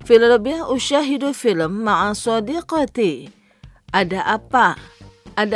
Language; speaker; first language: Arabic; non-native, fluent; Indonesian